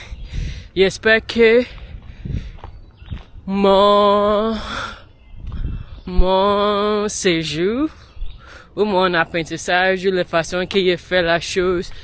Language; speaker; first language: French; non-native, learner; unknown